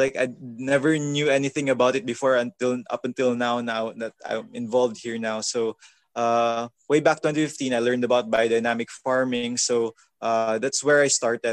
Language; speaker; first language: English; non-native, local second language; Filipino